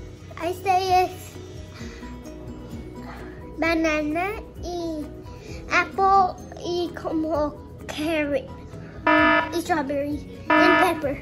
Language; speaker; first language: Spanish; early bilingual, heritage; Spanish